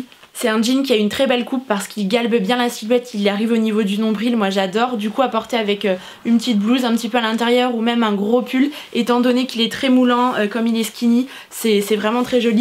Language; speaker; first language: French; native; French